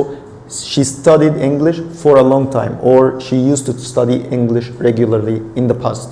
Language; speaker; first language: English; non-native, fluent; Arabic